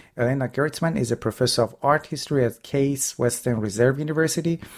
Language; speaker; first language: English; non-native, fluent; Persian